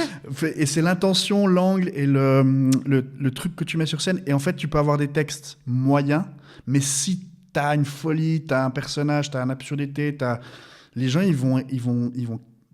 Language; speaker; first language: French; native; French